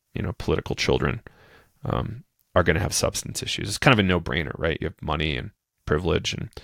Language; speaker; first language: English; native; English